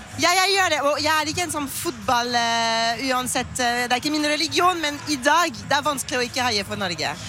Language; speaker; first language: Norwegian; non-native, fluent; French